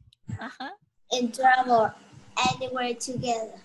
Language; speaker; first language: English; non-native, learner; Vietnamese